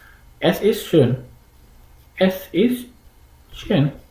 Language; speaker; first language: German; non-native, learner; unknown